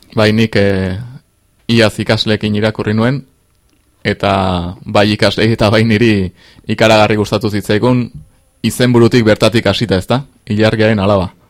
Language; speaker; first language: Basque; native; Basque